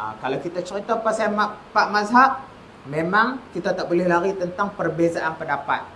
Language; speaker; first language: Malay; native; Malay